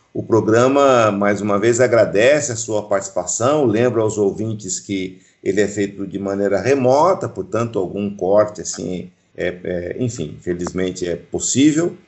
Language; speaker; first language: Portuguese; native; Portuguese